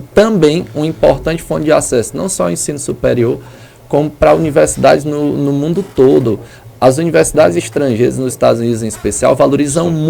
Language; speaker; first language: Portuguese; native; Portuguese